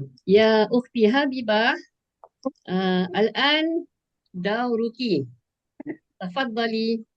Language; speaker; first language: Arabic; non-native, learner; Malay